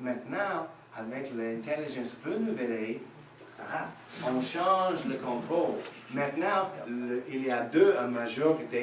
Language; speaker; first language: French; non-native, fluent; English